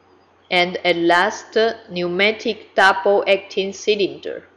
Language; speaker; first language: English; non-native, fluent; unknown